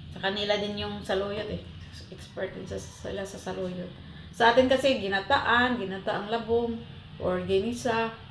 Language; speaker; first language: Filipino; non-native, local second language; Cebuano